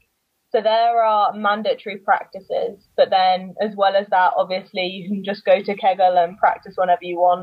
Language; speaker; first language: English; native; English